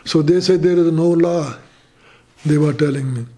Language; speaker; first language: English; non-native, fluent; Punjabi